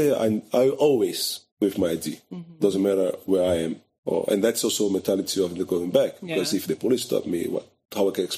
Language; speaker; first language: English; non-native, fluent; Portuguese